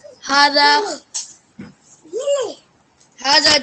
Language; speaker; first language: Arabic; non-native, learner; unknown